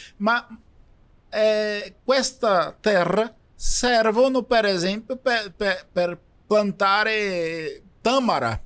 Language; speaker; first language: Italian; non-native, learner; Portuguese